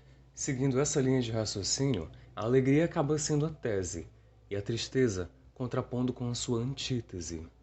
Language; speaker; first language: Portuguese; native; Portuguese